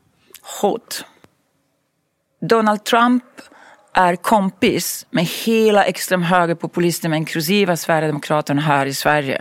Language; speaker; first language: Swedish; non-native, fluent; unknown